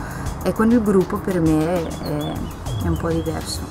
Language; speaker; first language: Italian; non-native, fluent; Spanish